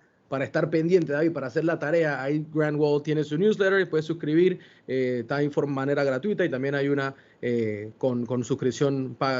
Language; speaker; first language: Spanish; native; Spanish